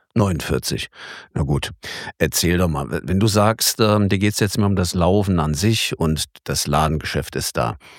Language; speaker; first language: German; native; German